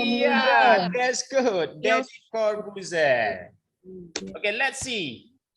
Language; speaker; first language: English; non-native, learner; Indonesian